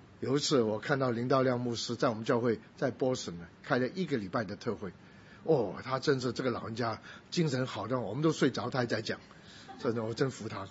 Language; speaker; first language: Chinese; non-native, local second language; Cantonese